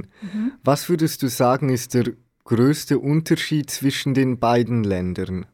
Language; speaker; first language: German; native; German